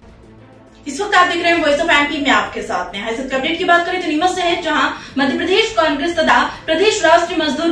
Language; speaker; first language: Hindi; native; Hindi